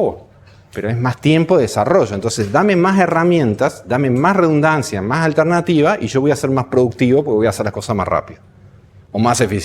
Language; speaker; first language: Spanish; native; Spanish